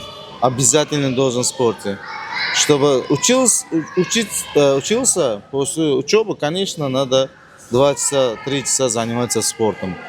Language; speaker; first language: Russian; non-native, learner; Uzbek